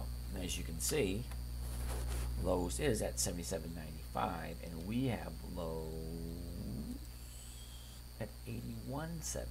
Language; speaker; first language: English; native; English